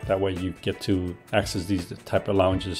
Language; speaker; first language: English; native; English